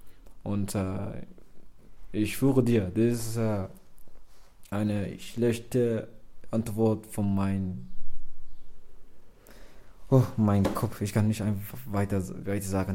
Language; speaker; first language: German; non-native, learner; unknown